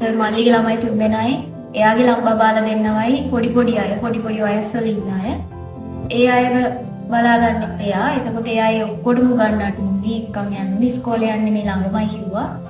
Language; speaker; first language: Sinhala; native; Sinhala